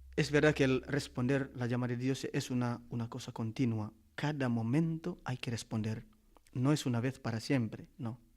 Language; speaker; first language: Spanish; non-native, fluent; Indonesian